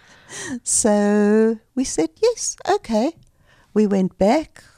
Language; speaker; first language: English; native; English